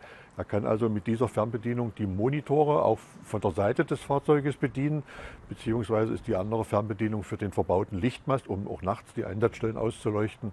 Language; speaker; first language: German; native; German